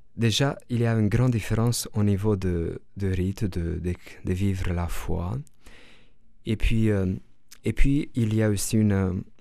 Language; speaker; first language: French; non-native, fluent; Romanian